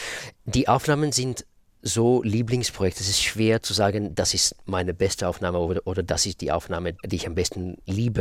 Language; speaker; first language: German; non-native, fluent; Russian